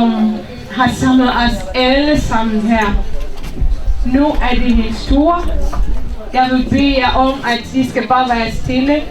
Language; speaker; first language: Danish; early bilingual, other home language; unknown